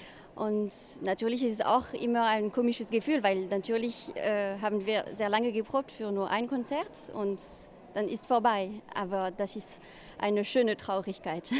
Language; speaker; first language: German; non-native, fluent; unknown